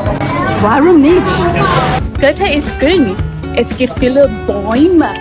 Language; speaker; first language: German; non-native, learner; Thai